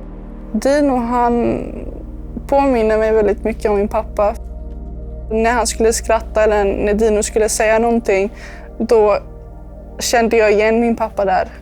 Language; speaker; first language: Swedish; early bilingual, other home language; Serbian